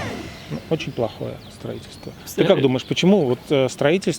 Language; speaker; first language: Russian; native; Russian